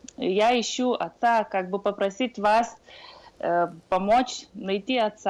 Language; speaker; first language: Russian; non-native, fluent; Lithuanian